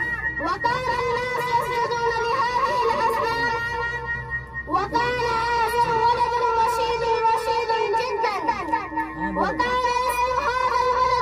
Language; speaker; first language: Arabic; non-native, learner; Urdu